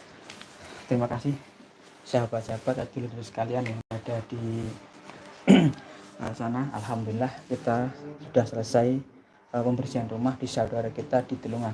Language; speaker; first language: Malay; non-native, local second language; Javanese